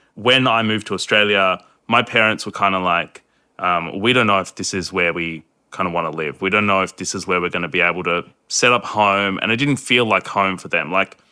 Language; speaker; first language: English; early bilingual, other home language; Hindi